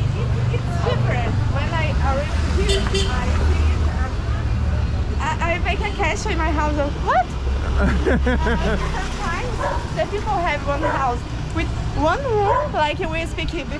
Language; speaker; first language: English; non-native, learner; Portuguese